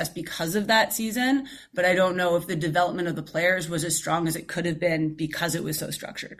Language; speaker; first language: English; native; English